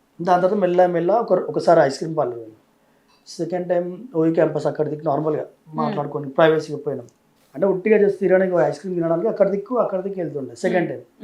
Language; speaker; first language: Telugu; native; Telugu